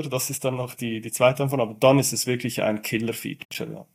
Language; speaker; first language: German; native; German